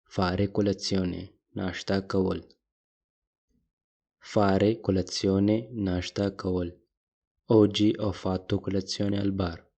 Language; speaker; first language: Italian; non-native, fluent; Pashto